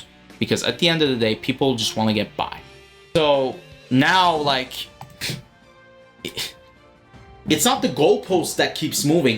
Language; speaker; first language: English; native; English